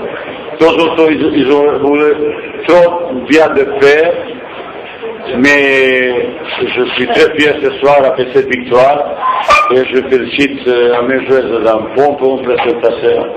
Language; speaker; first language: French; non-native, fluent; Bosnian